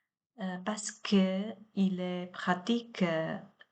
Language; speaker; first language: French; non-native, learner; Chinese